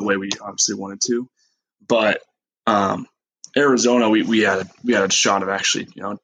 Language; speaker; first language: English; native; English